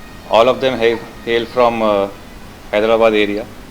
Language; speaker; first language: English; non-native, local second language; Telugu